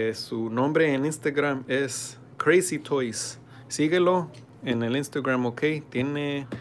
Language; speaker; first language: Spanish; early bilingual, heritage; Spanish